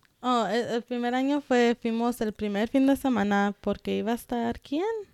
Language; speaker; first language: Spanish; early bilingual, heritage; Spanish